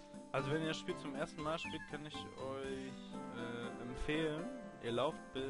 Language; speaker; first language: German; native; German